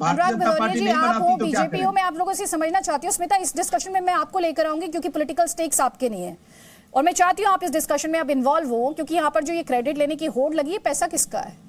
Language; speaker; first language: Hindi; native; Hindi